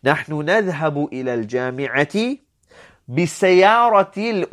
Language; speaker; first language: Arabic; non-native, fluent; English